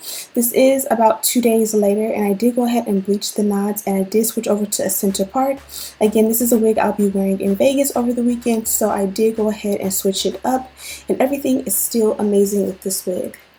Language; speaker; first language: English; native; English